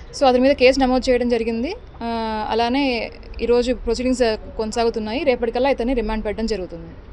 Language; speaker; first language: Telugu; native; Telugu